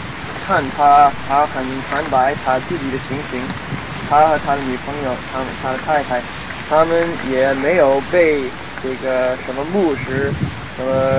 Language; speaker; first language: Chinese; non-native, fluent; English